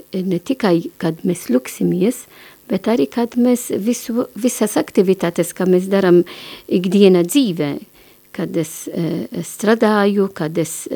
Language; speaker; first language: Latvian; non-native, learner; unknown